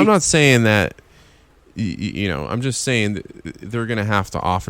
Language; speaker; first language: English; native; English